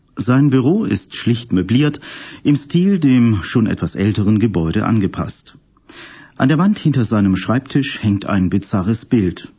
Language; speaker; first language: German; native; German